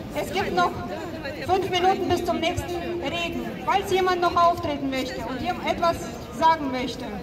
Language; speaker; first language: German; non-native, fluent; Ukrainian